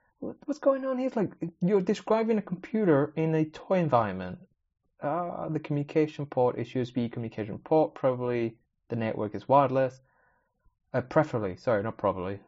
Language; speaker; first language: English; early bilingual, other home language; Spanish